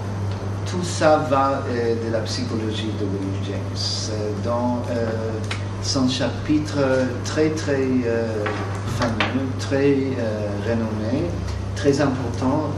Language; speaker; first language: French; non-native, fluent; English